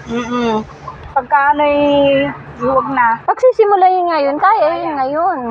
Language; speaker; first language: Filipino; native; Filipino